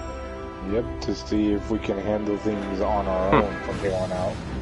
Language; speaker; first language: English; native; English